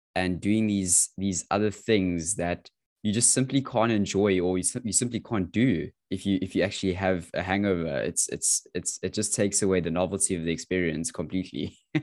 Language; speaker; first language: English; native; English